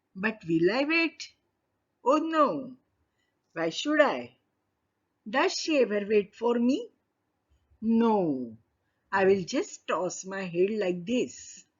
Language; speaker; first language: English; non-native, local second language; Marathi